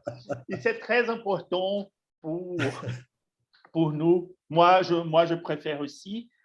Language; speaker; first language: French; non-native, fluent; Portuguese